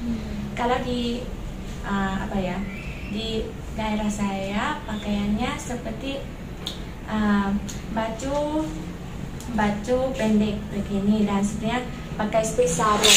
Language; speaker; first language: Indonesian; non-native, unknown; Thai